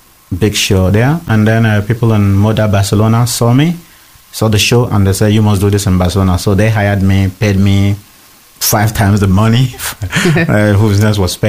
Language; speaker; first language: English; non-native, local second language; Igbo